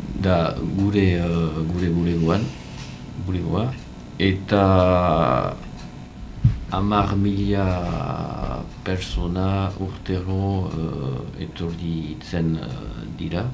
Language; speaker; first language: Basque; non-native, learner; French